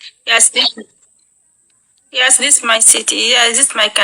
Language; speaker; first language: English; non-native, learner; Arabic